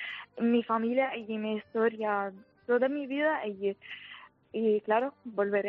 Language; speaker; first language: Spanish; non-native, fluent; Arabic